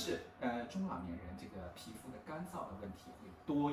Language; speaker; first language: Chinese; native; Chinese